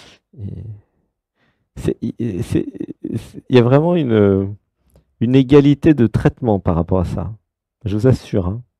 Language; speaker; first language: French; native; French